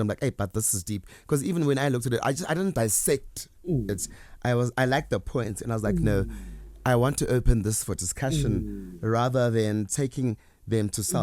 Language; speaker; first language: English; non-native, local second language; Zulu